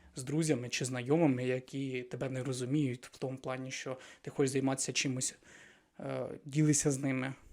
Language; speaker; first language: Ukrainian; non-native, local second language; Russian